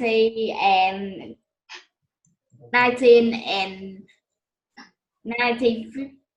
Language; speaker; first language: English; non-native, learner; Vietnamese